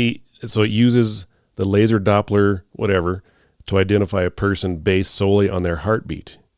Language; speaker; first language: English; native; English